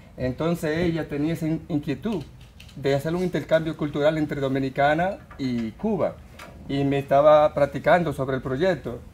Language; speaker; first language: Spanish; early bilingual, heritage; Spanish